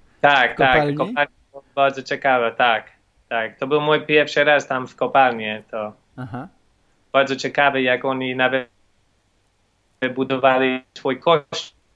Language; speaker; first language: Polish; non-native, learner; English